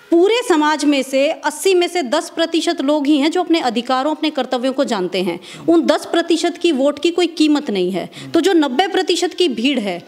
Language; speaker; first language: Hindi; native; Hindi